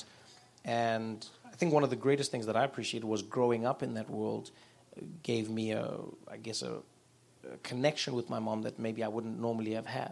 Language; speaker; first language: English; native; English